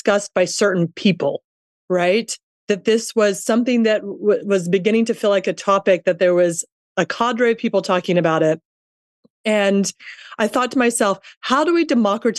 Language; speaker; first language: English; native; English